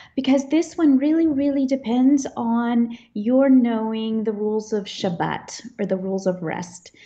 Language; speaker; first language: English; early bilingual, other home language; Czech